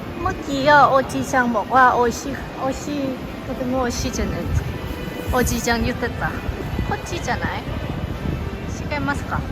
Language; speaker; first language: Japanese; non-native, learner; Thai